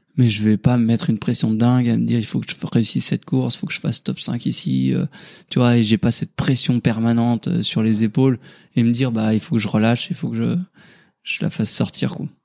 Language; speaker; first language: French; native; French